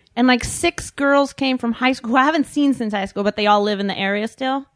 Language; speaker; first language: English; native; English